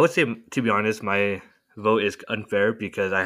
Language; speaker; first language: English; native; English